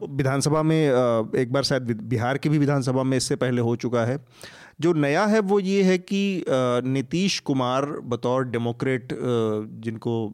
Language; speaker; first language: Hindi; native; Hindi